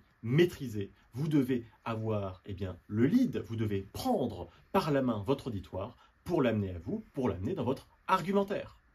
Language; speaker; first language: French; native; French